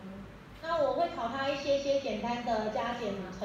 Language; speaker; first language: Chinese; native; Chinese